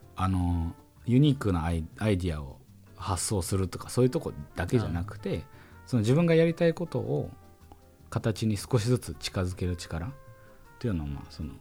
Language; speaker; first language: Japanese; non-native, fluent; German